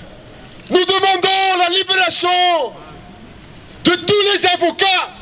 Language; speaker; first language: French; non-native, local second language; Dutch